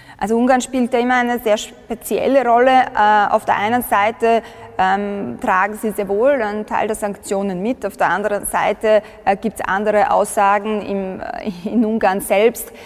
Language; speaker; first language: German; early bilingual, other home language; Bosnian